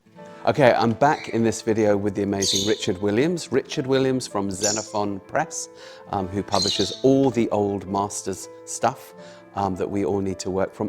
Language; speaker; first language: English; native; English